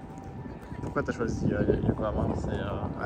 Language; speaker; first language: French; native; French